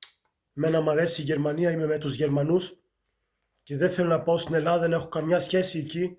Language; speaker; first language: Greek; early bilingual, heritage; Greek